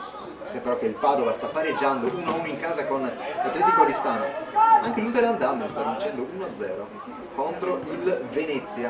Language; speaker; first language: Italian; native; Italian